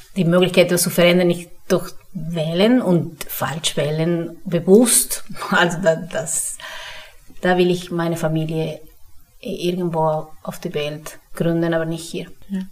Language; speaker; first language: German; non-native, fluent; Spanish